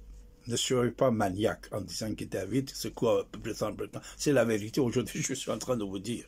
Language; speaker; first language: French; non-native, fluent; Persian